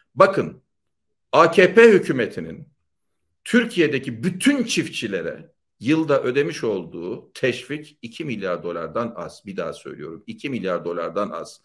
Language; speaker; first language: Turkish; native; Turkish